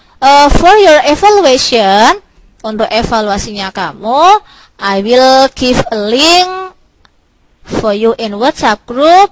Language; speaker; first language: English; non-native, local second language; Indonesian